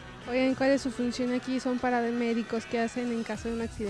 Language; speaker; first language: Spanish; native; Spanish